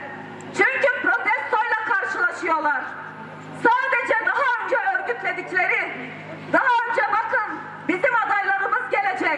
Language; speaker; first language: Turkish; native; Turkish